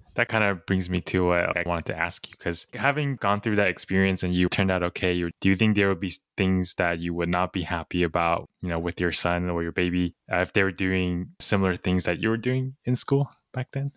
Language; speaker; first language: English; early bilingual, other home language; Chinese